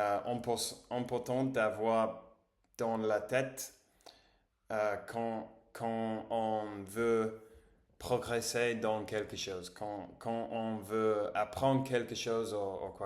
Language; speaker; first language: French; non-native, learner; English